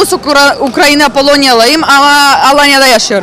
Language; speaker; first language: Turkish; non-native, fluent; Russian